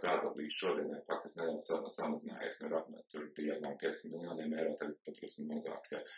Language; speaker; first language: Latvian; early bilingual, heritage; Latvian